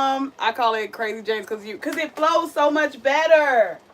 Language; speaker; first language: English; native; English